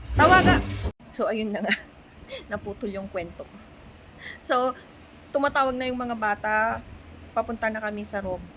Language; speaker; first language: Filipino; non-native, local second language; Iloko